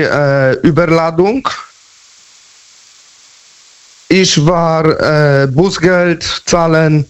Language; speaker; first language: German; non-native, learner; Polish